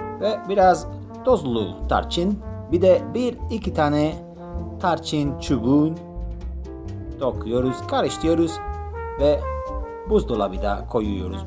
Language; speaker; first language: Turkish; non-native, learner; Spanish